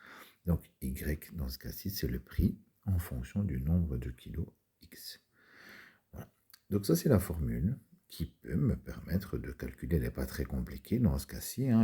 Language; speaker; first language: French; native; French